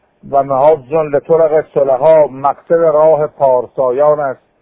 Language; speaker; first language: Persian; native; Persian